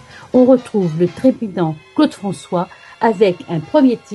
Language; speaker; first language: French; native; French